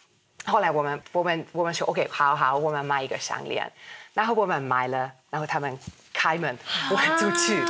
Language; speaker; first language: Chinese; non-native, fluent; Hungarian